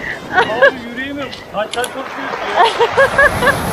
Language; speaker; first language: Turkish; native; Turkish